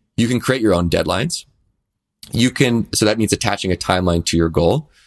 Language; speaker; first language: English; native; English